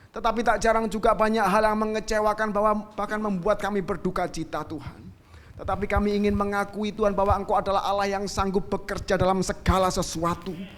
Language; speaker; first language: Indonesian; native; Indonesian